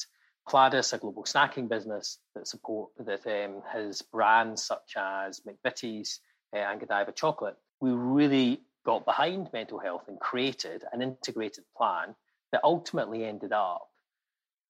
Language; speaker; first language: English; native; English